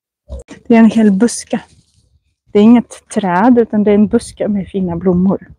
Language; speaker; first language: Swedish; non-native, fluent; Russian